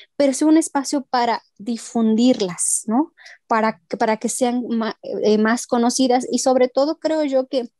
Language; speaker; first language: Spanish; non-native, local second language; Mixtepec Mixtec